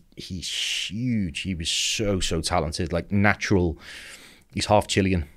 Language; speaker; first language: English; native; English